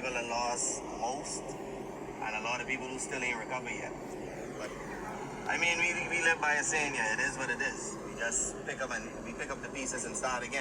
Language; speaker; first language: English; native; English